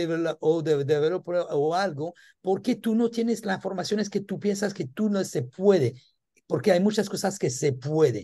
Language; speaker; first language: Spanish; non-native, learner; French